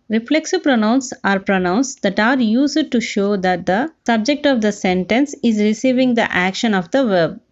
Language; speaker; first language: English; non-native, local second language; Telugu